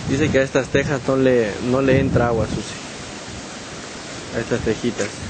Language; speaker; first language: Spanish; native; Spanish